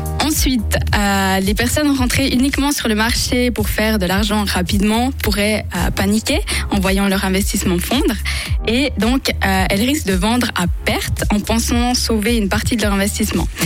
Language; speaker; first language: French; native; French